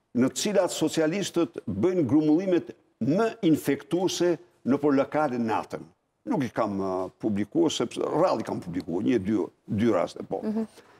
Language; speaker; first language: Albanian; native; Albanian